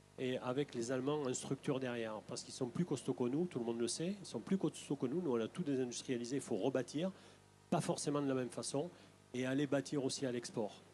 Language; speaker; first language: French; native; French